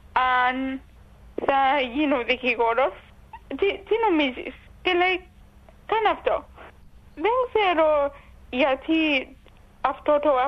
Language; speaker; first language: Greek; early bilingual, heritage; English